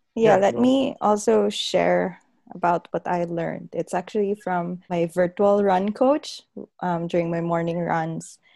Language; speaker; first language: English; non-native, local second language; Hiligaynon